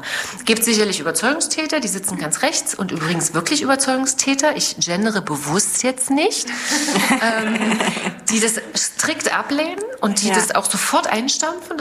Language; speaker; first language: German; native; German